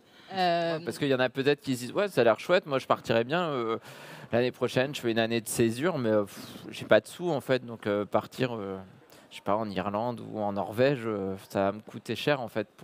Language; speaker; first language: French; native; French